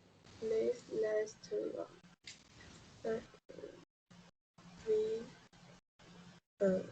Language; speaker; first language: English; non-native, learner; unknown